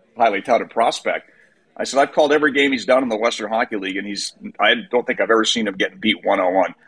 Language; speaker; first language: English; native; English